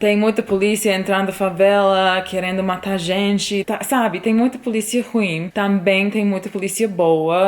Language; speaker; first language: Portuguese; non-native, fluent; English